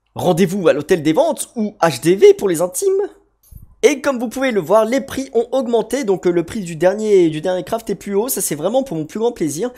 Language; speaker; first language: French; native; French